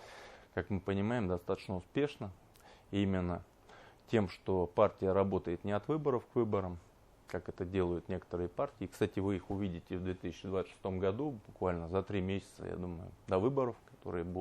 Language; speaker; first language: Russian; native; Russian